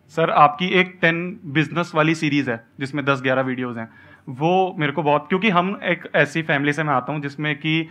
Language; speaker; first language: Hindi; native; Hindi